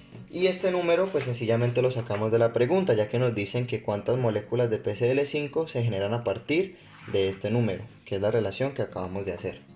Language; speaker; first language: Spanish; native; Spanish